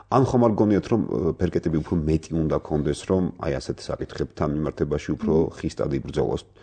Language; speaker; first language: Georgian; native; Georgian